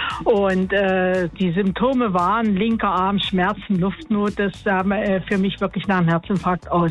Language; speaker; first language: German; native; German